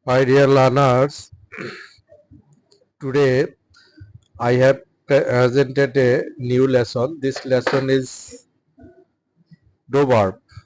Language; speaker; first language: English; non-native, local second language; Bangla